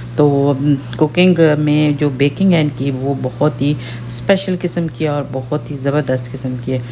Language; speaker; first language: Urdu; non-native, local second language; Pahari-Potwari